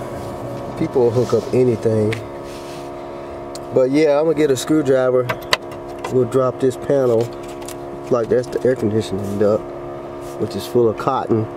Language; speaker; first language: English; native; English